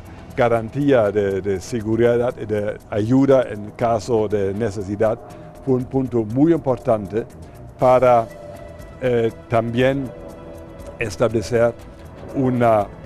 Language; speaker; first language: Spanish; non-native, fluent; German